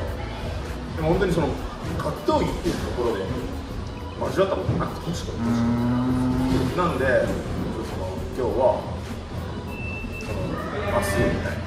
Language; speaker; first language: Japanese; native; Japanese